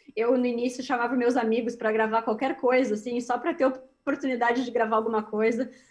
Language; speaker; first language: Portuguese; native; Portuguese